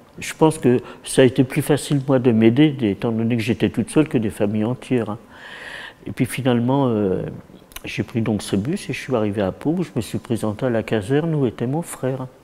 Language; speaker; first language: French; early bilingual, other home language; Yiddish